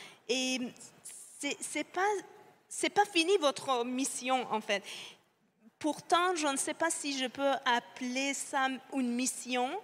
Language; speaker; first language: French; non-native, fluent; Persian